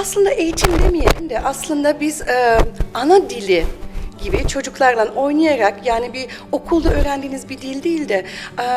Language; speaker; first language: Turkish; early bilingual, heritage; German